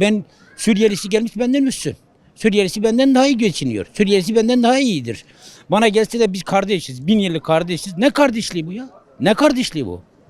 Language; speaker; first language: Turkish; non-native, local second language; Kurdish